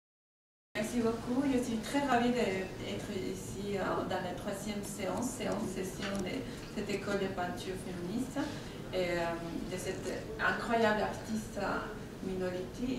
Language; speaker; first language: French; non-native, fluent; Spanish